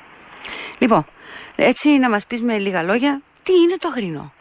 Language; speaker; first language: Greek; native; Greek